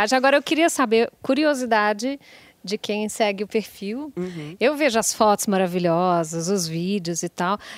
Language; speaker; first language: Portuguese; native; Portuguese